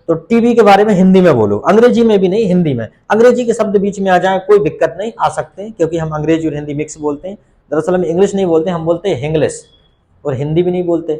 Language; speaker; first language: Hindi; native; Hindi